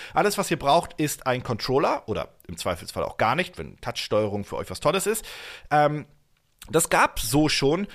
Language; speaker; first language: German; native; German